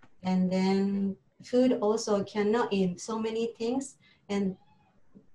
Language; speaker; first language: English; non-native, learner; Japanese